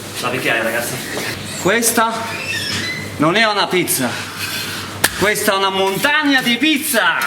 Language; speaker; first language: Italian; non-native, fluent; Arabic